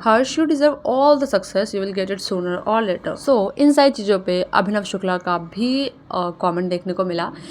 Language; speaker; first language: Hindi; native; Hindi